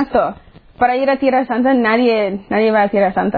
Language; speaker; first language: Spanish; early bilingual, heritage; English